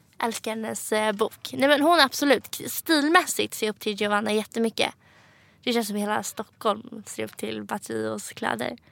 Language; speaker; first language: Swedish; native; Swedish